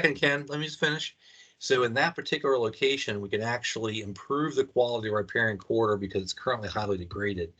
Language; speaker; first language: English; native; English